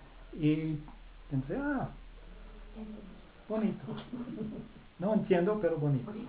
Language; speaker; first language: Spanish; non-native, fluent; English